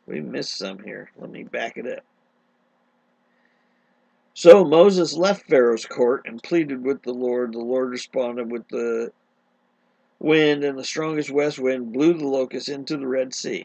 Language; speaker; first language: English; native; English